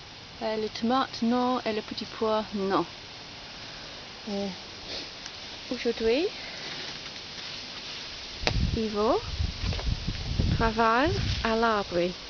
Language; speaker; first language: French; non-native, learner; English